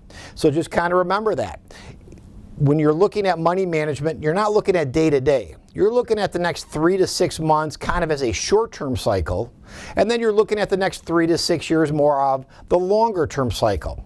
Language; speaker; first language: English; native; English